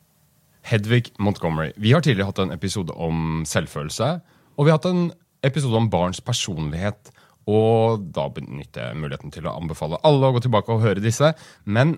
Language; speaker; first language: Norwegian; native; Norwegian